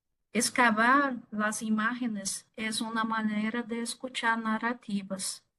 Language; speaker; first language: Spanish; non-native, fluent; Portuguese